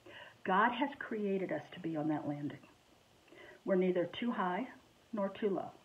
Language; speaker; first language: English; native; English